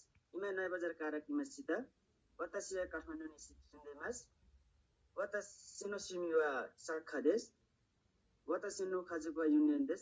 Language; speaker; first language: Japanese; non-native, learner; Nepali